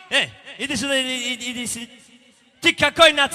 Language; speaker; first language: Russian; non-native, local second language; Tajik